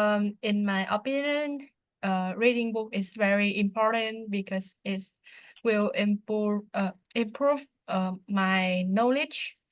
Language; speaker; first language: English; non-native, learner; Vietnamese